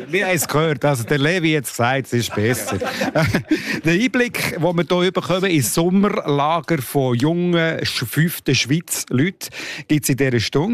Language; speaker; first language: German; native; German